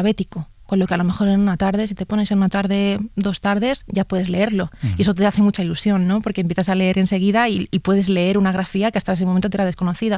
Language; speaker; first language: Spanish; native; Spanish